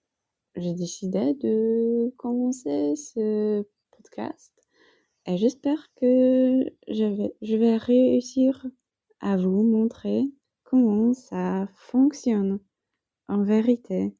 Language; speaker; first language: French; non-native, fluent; Polish